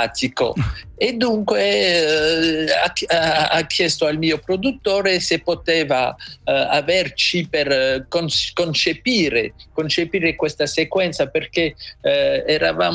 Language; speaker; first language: Italian; non-native, fluent; French